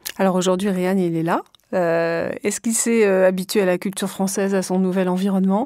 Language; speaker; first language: French; native; French